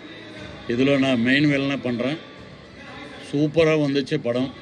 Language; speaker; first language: Tamil; non-native, local second language; Telugu